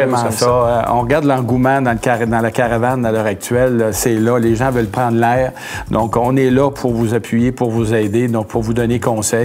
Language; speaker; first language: French; native; French